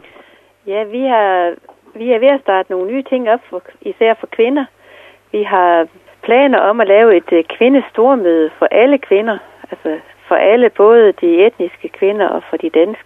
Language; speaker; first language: Danish; native; Danish